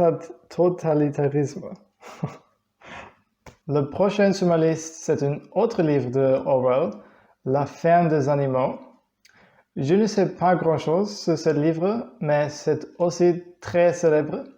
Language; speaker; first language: French; non-native, learner; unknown